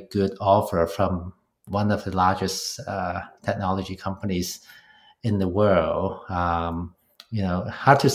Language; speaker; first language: English; non-native, local second language; Cantonese